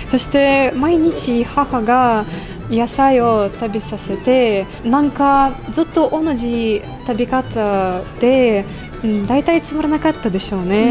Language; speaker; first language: Japanese; non-native, fluent; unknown